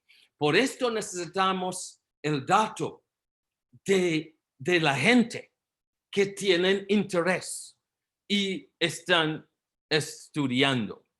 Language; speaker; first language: Spanish; non-native, learner; Portuguese